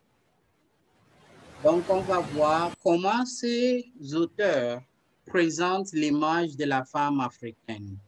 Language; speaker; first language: French; non-native, fluent; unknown